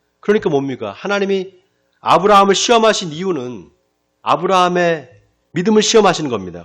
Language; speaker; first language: Korean; native; Korean